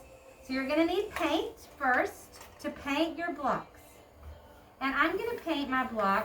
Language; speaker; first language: English; native; English